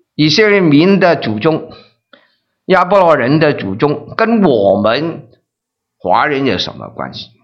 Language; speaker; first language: Chinese; non-native, local second language; Cantonese